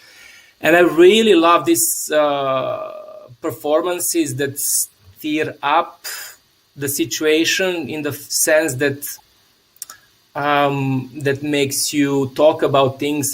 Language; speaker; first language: English; non-native, fluent; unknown